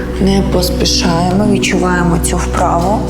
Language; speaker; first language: Ukrainian; native; Ukrainian